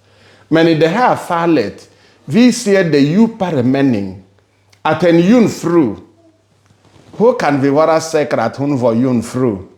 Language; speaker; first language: Swedish; non-native, fluent; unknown